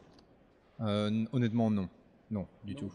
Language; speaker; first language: French; native; French